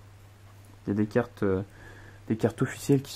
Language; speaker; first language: French; native; French